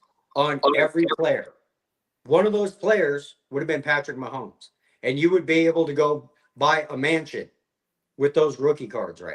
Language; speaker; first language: English; native; English